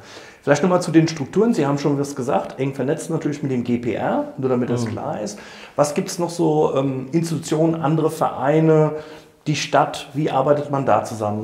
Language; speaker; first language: German; native; German